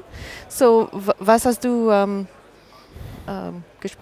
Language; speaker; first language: German; non-native, learner; English